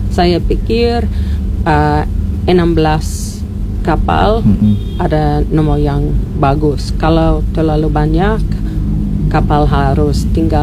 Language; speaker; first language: Indonesian; non-native, learner; English